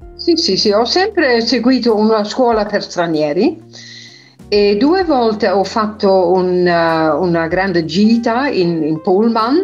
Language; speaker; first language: Italian; non-native, fluent; Dutch